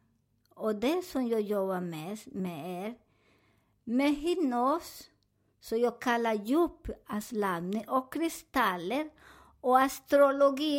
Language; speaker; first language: Swedish; non-native, learner; Spanish